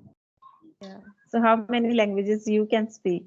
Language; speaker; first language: English; non-native, fluent; Hindi